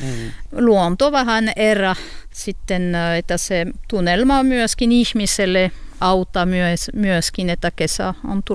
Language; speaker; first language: Finnish; non-native, learner; French